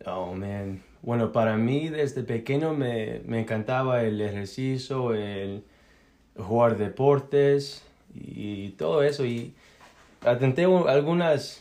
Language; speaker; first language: Spanish; early bilingual, heritage; Spanish